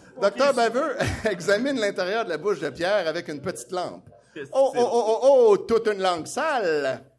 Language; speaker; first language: French; native; French